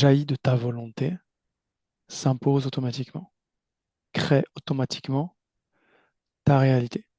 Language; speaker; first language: French; native; French